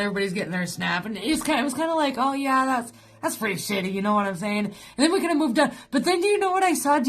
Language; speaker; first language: English; native; English